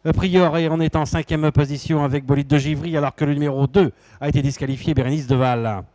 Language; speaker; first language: French; native; French